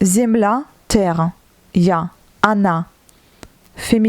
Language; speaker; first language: Russian; non-native, fluent; French